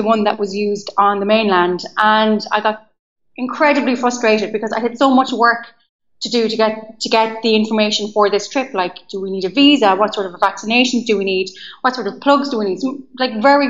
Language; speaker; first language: English; native; English